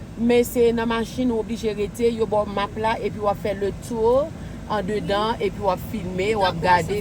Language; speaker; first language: French; non-native, learner; Haitian Creole